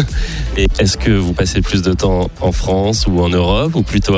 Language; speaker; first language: French; native; French